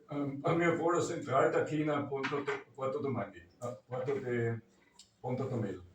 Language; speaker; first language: Portuguese; non-native, learner; German